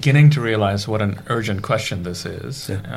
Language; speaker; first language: English; non-native, local second language; Malayalam